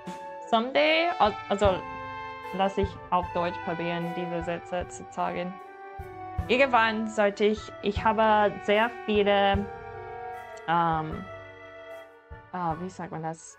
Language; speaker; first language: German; non-native, learner; English